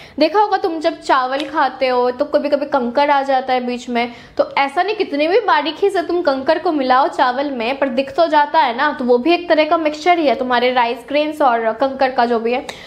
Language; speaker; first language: Hindi; native; Hindi